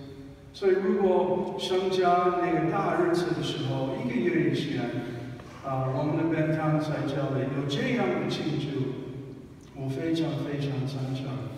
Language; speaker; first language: Chinese; non-native, fluent; English